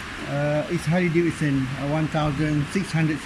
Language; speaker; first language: English; non-native, local second language; Malay